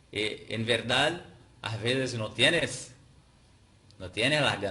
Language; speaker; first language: Spanish; non-native, fluent; Portuguese